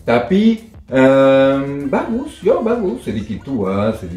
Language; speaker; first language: Indonesian; non-native, fluent; French